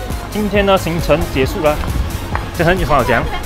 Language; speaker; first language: Chinese; native; Chinese